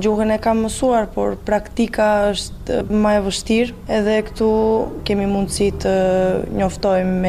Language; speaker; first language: Albanian; non-native, fluent; Serbian